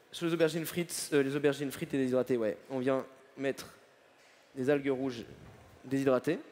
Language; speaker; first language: French; native; French